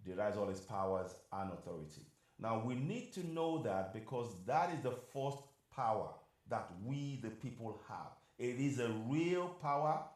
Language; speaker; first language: English; non-native, local second language; Yoruba